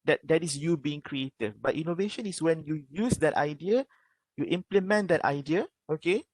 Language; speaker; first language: English; non-native, local second language; Malay